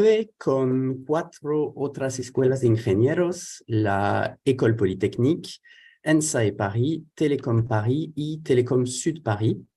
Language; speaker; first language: Spanish; non-native, fluent; French